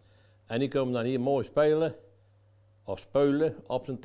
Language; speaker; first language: Dutch; native; Dutch